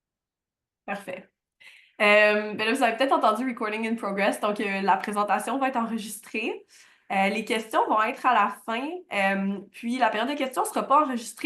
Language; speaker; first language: French; native; French